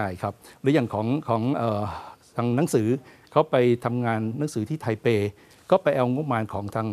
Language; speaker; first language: Thai; native; Thai